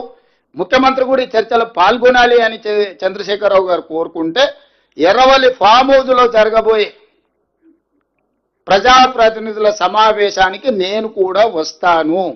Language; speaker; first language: Telugu; native; Telugu